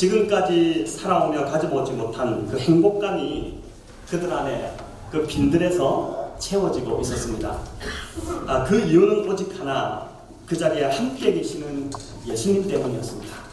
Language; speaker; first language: Korean; native; Korean